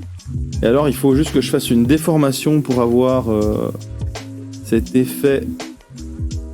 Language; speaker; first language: French; native; French